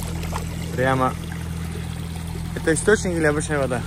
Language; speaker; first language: Russian; non-native, fluent; Tajik